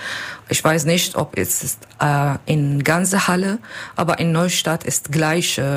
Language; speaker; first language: German; non-native, fluent; Kurdish